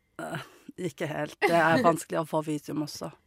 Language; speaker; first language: Norwegian; non-native, learner; Mongolian